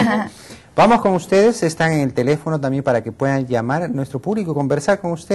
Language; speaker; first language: Spanish; native; Spanish